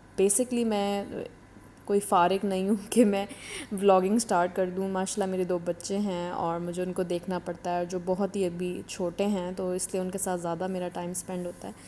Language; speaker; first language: Urdu; native; Urdu